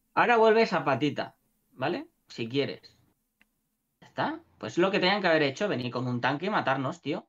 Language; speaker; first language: Spanish; native; Spanish